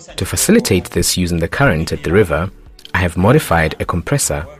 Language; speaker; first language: English; non-native, local second language; Tumbuka